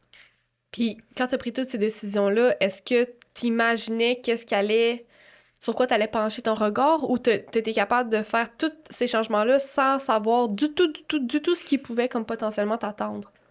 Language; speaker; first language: French; native; French